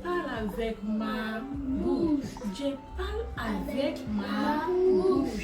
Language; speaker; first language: French; non-native, learner; Igbo